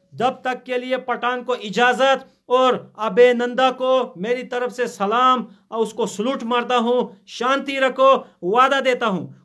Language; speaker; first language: Urdu; non-native, fluent; Pashto